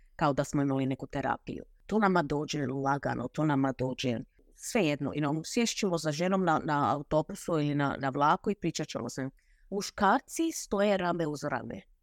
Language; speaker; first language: Croatian; early bilingual, heritage; Croatian